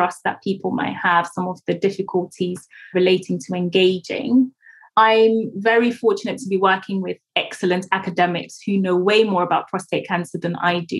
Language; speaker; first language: English; non-native, local second language; Akan